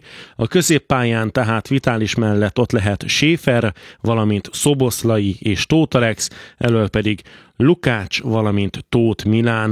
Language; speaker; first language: Hungarian; native; Hungarian